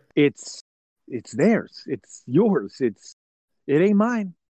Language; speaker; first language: English; native; English